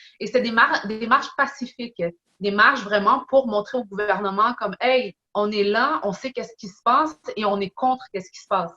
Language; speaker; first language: French; early bilingual, other home language; Portuguese